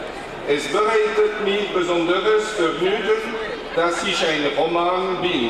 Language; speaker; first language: German; non-native, learner; French